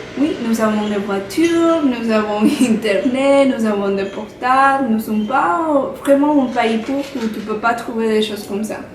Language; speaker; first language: French; non-native, fluent; Spanish